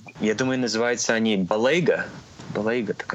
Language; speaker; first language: Russian; early bilingual, heritage; Russian